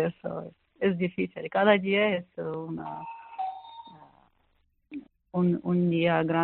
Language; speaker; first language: Spanish; non-native, learner; Ukrainian